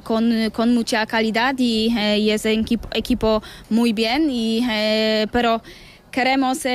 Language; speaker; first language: Spanish; non-native, learner; Polish